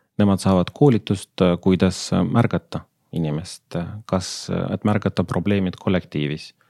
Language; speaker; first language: Estonian; non-native, local second language; Russian